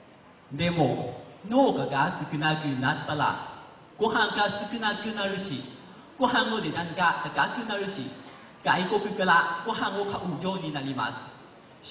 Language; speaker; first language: Japanese; non-native, learner; Lao